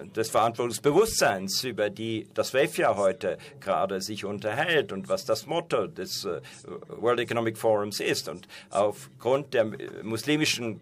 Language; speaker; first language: German; non-native, fluent; Persian